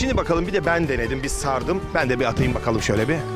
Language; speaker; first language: Turkish; native; Turkish